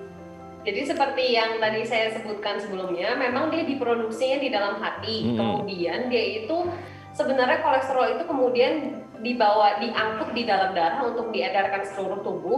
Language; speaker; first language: Indonesian; native; Indonesian